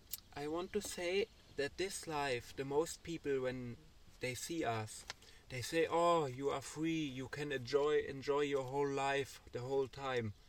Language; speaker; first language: English; non-native, learner; German